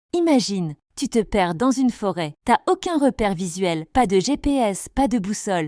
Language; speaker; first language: French; native; French